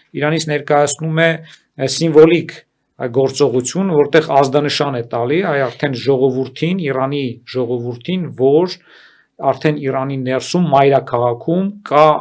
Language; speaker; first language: Armenian; native; Armenian